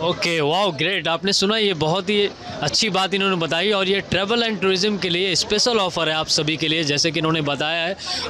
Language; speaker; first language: Hindi; native; Hindi